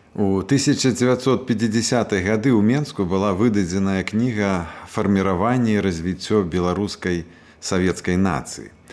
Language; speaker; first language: Belarusian; native; Belarusian